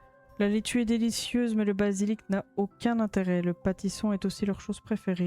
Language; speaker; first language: French; native; French